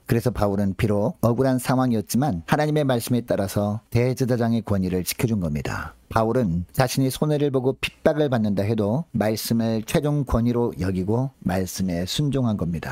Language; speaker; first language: Korean; native; Korean